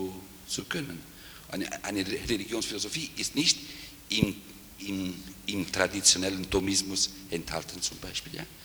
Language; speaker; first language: German; non-native, fluent; Italian